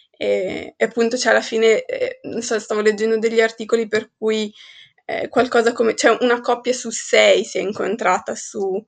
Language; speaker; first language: Italian; early bilingual, other home language; Arabic